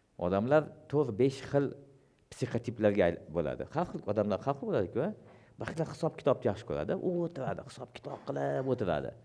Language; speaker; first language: Uzbek; non-native, local second language; Russian